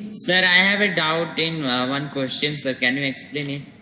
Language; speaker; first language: English; non-native, learner; Hindi